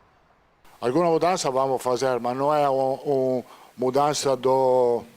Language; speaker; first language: Portuguese; non-native, fluent; Italian